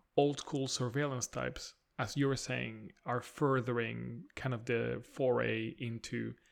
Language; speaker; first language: English; non-native, fluent; Spanish